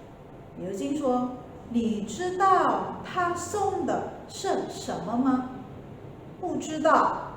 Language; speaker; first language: Chinese; non-native, fluent; Indonesian